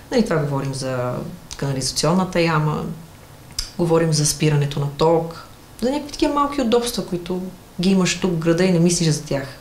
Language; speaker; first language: Bulgarian; early bilingual, other home language; Russian